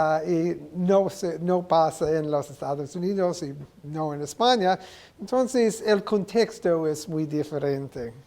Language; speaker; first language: Spanish; non-native, learner; English